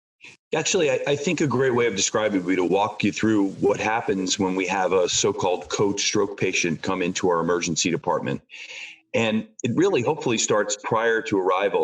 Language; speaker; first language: English; native; English